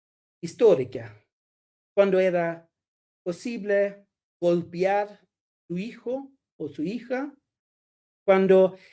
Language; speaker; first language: Spanish; non-native, fluent; Swedish